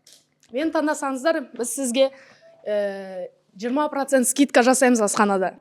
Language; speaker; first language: Kazakh; non-native, local second language; Russian